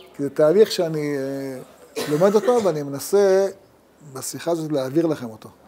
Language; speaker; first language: Hebrew; native; Hebrew